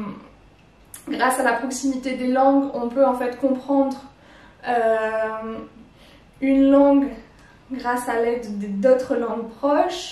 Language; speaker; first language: French; native; French